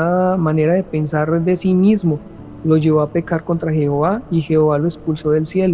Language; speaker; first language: Spanish; native; Spanish